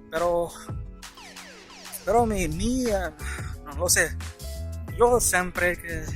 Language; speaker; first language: Italian; non-native, learner; Tamil